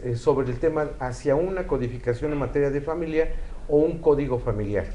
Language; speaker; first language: Spanish; native; Spanish